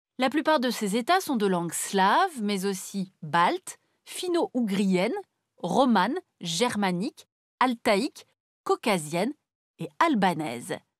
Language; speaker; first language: French; native; French